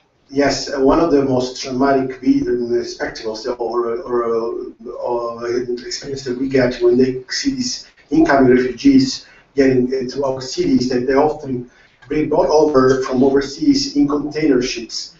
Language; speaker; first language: English; non-native, fluent; Italian